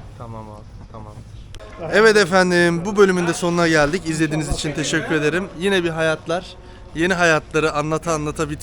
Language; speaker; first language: Turkish; native; Turkish